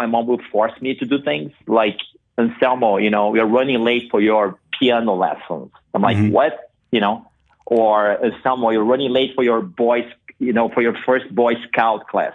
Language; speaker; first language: English; non-native, fluent; Portuguese